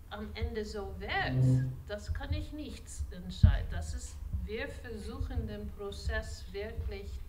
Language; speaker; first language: German; non-native, fluent; English